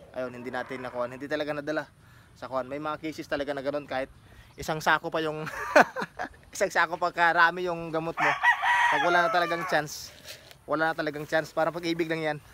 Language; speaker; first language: Filipino; non-native, local second language; Cebuano